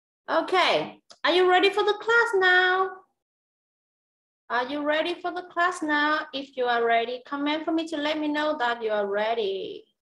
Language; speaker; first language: English; non-native, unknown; Vietnamese